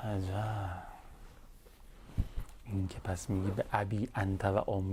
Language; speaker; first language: Persian; native; Persian